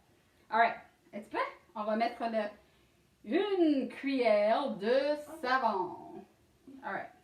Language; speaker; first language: French; non-native, learner; English